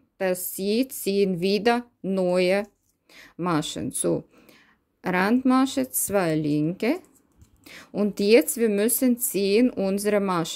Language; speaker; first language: German; non-native, learner; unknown